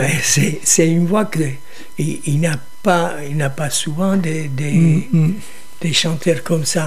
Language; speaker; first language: French; non-native, fluent; Italian